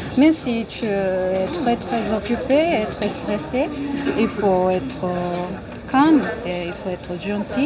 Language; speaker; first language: French; non-native, learner; Japanese